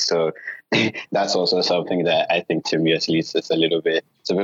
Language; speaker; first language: English; non-native, local second language; Yoruba